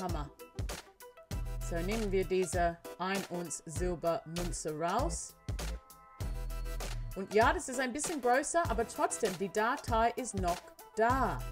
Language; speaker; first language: German; non-native, learner; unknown